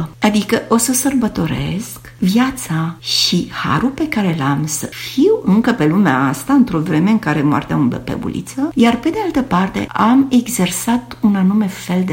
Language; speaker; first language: Romanian; native; Romanian